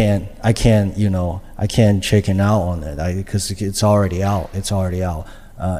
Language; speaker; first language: English; non-native, fluent; Chinese